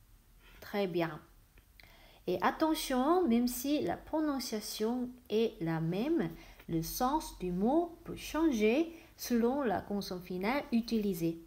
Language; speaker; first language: French; non-native, fluent; Korean